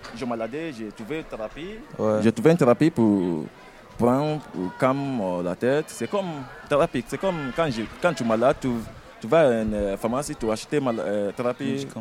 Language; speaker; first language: French; non-native, fluent; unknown